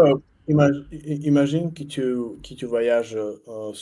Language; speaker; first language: French; non-native, learner; Russian